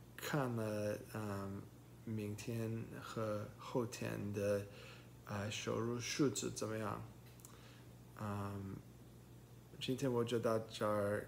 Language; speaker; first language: Chinese; non-native, learner; English